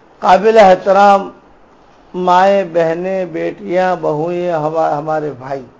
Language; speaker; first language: Urdu; non-native, local second language; Gujarati